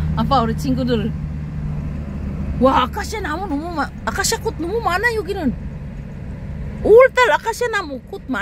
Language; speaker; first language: Korean; non-native, learner; Filipino